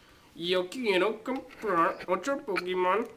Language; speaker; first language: Spanish; non-native, learner; English